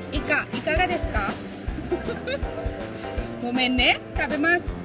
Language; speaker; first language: Japanese; non-native, learner; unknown